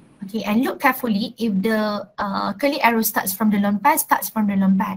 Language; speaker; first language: English; non-native, local second language; Malay